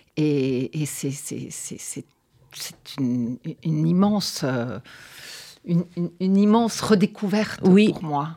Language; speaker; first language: French; native; French